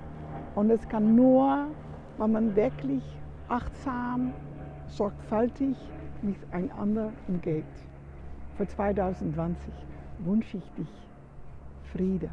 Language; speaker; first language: German; non-native, learner; Dutch